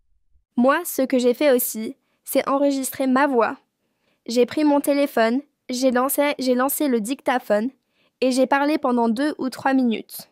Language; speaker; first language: French; non-native, fluent; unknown